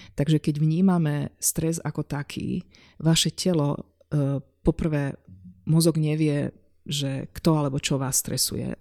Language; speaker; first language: Slovak; non-native, local second language; Hungarian